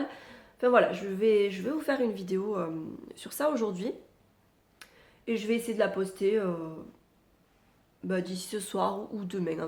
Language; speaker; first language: French; native; French